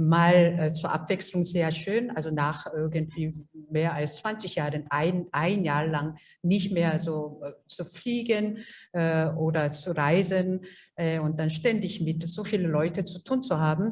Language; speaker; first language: German; non-native, fluent; Korean